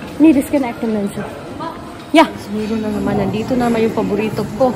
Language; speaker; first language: Dutch; non-native, learner; Filipino